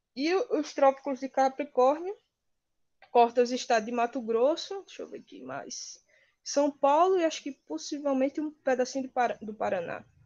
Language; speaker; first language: Portuguese; native; Portuguese